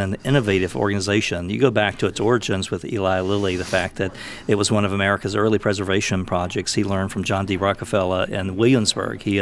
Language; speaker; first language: English; native; English